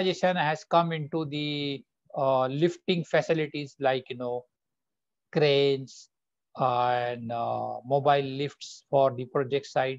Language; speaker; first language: English; non-native, local second language; Bangla